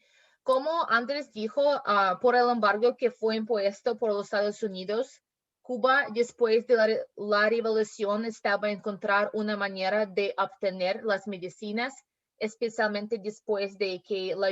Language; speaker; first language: Spanish; non-native, learner; English